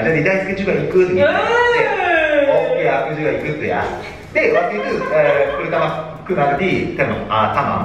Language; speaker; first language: Indonesian; non-native, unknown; Japanese